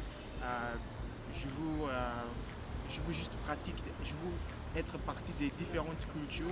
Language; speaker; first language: French; non-native, learner; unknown